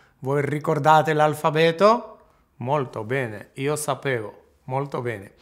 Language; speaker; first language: Italian; non-native, fluent; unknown